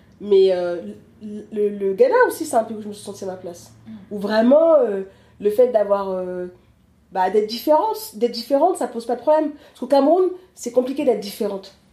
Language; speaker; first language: French; early bilingual, other home language; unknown